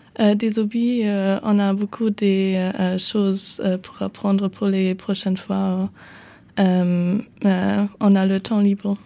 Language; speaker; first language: French; non-native, learner; German